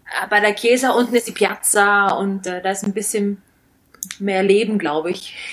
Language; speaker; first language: German; early bilingual, other home language; Italian